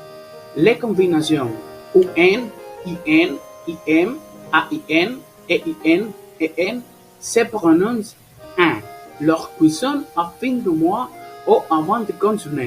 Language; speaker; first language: French; non-native, learner; Spanish